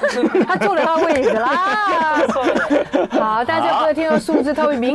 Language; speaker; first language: Chinese; native; Chinese